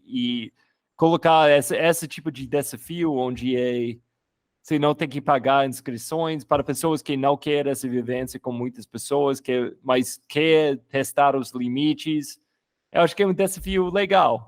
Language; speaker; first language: Portuguese; non-native, fluent; English